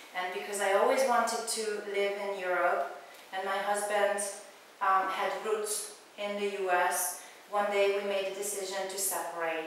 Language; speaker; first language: English; non-native, fluent; Hungarian